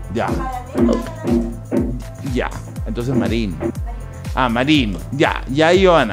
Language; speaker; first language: Spanish; native; Spanish